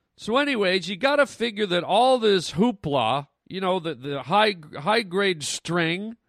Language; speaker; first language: English; native; English